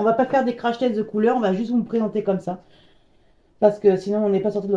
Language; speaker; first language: French; native; French